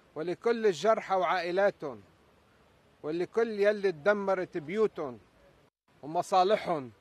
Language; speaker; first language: Arabic; native; Arabic